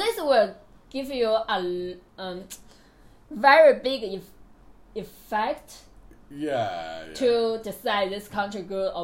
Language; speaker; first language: English; non-native, learner; Chinese